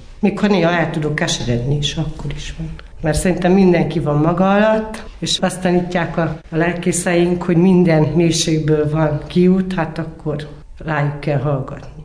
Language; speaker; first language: Hungarian; native; Hungarian